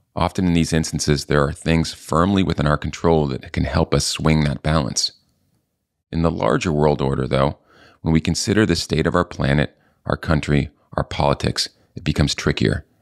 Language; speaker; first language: English; native; English